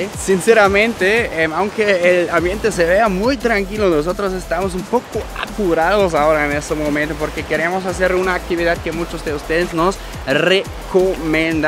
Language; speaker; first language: Spanish; non-native, fluent; German